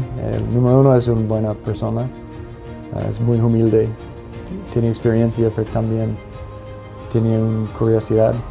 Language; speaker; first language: Spanish; non-native, fluent; English